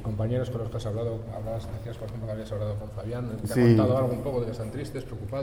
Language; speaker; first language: Spanish; native; Spanish